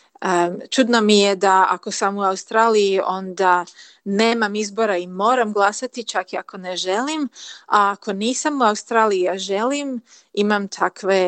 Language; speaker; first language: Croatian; early bilingual, heritage; Croatian